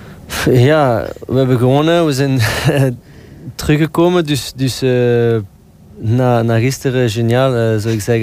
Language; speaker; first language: Dutch; non-native, local second language; French